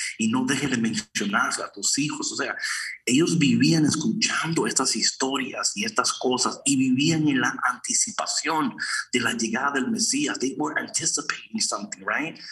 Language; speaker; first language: Spanish; early bilingual, heritage; Spanish